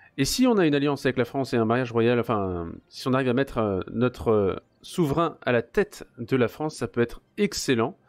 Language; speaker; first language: French; native; French